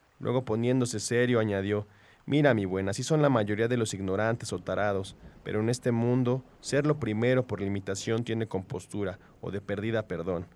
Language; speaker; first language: Spanish; native; Spanish